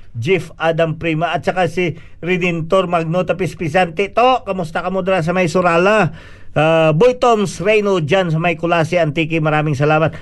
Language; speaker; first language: Filipino; non-native, local second language; Cebuano